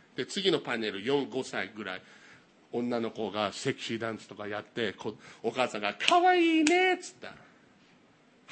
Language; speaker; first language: Japanese; non-native, fluent; English